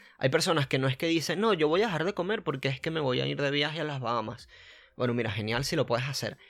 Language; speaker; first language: Spanish; native; Spanish